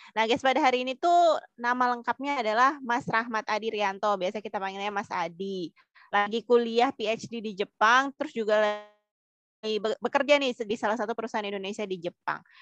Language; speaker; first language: Indonesian; native; Indonesian